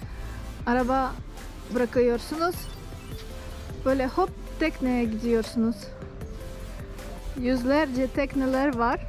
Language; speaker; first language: Turkish; non-native, learner; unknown